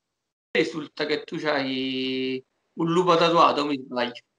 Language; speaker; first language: Italian; native; Italian